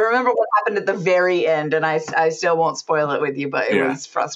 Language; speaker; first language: English; native; English